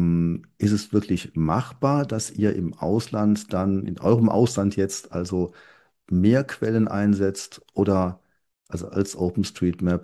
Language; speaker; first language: German; native; German